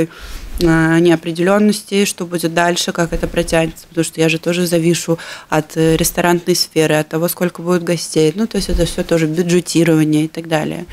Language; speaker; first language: Russian; native; Russian